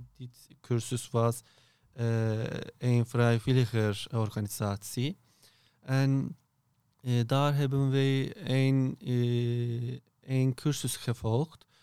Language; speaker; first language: Dutch; non-native, learner; Turkish